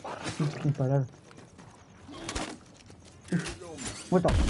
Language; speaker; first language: Spanish; native; Spanish